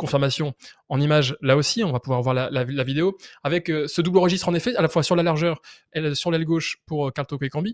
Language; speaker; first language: French; native; French